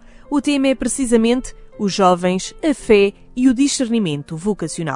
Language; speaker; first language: Portuguese; native; Portuguese